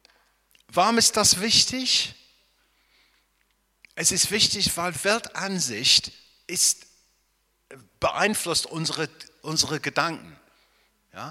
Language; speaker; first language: German; non-native, fluent; English